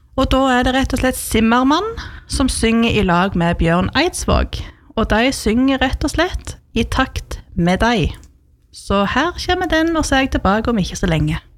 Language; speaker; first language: Norwegian; native; Norwegian